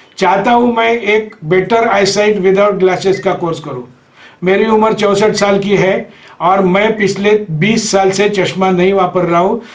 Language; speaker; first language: Hindi; non-native, local second language; Marathi